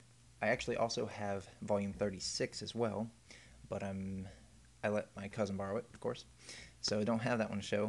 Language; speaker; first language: English; native; English